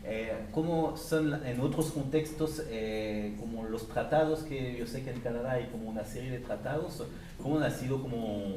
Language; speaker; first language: Spanish; native; Spanish